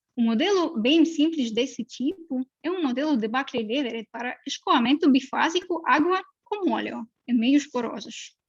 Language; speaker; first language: Portuguese; non-native, fluent; Russian